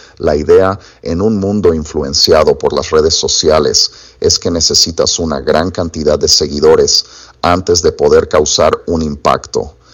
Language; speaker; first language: Spanish; non-native, fluent; English